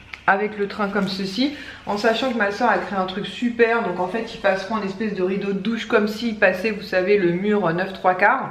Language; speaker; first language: French; native; French